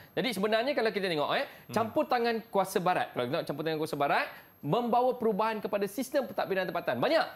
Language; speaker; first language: Malay; native; Malay